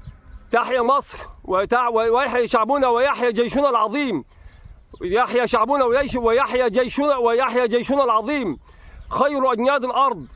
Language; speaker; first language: Arabic; native; Arabic